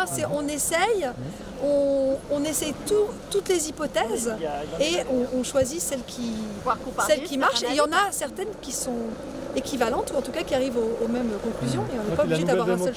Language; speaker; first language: French; native; French